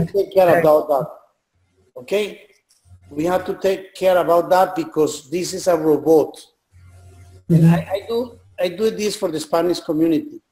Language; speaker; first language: English; non-native, learner; Spanish